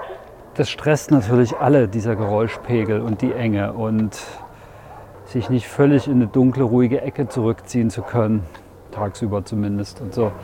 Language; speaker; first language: German; native; German